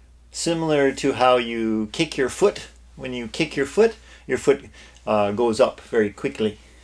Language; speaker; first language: English; native; English